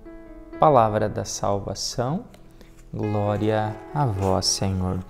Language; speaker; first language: Portuguese; native; Portuguese